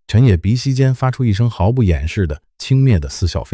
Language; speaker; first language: Chinese; native; Chinese